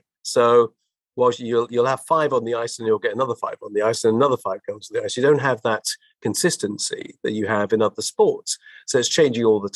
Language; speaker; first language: English; native; English